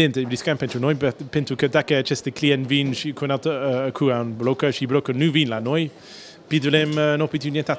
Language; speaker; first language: Romanian; non-native, learner; English